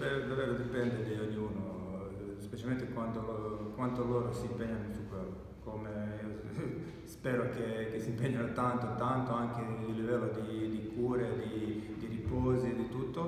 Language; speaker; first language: Italian; non-native, fluent; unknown